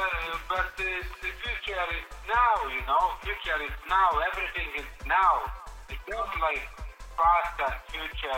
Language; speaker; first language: English; non-native, learner; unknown